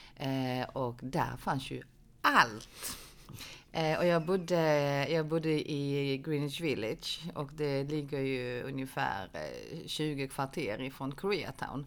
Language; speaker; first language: Swedish; early bilingual, other home language; Korean